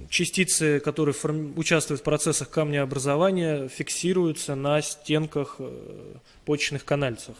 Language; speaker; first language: Russian; native; Russian